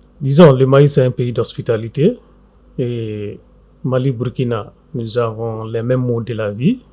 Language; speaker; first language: French; non-native, local second language; Fula